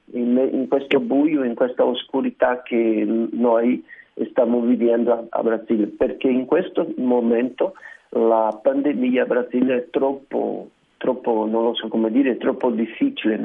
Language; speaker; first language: Italian; non-native, learner; Portuguese